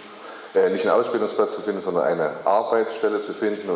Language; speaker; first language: German; native; German